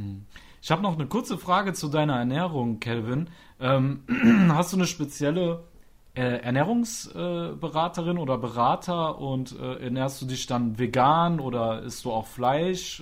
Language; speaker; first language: German; native; German